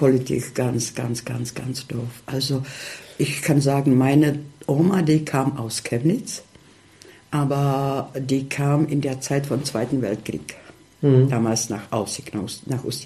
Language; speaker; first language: German; early bilingual, heritage; Czech